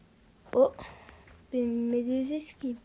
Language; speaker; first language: French; native; French